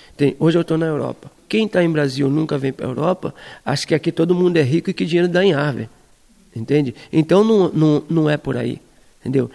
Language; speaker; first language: Portuguese; native; Portuguese